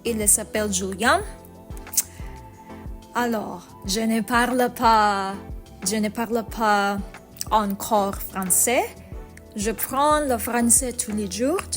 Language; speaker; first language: French; non-native, fluent; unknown